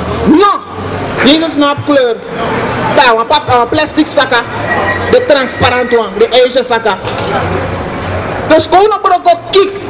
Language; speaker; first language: Dutch; non-native, local second language; Sranan Tongo